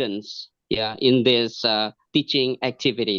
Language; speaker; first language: English; non-native, learner; Indonesian